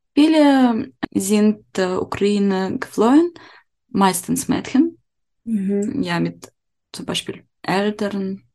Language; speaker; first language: German; non-native, learner; Ukrainian